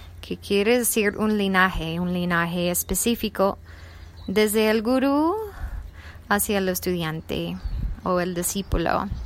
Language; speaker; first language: Spanish; non-native, fluent; English